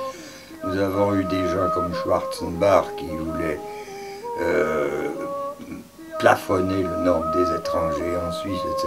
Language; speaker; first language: French; native; French